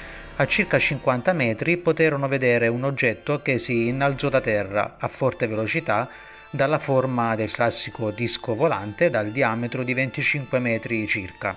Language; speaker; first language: Italian; native; Italian